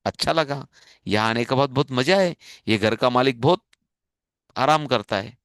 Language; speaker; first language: Hindi; non-native, local second language; Marathi